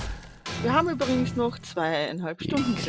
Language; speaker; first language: German; native; German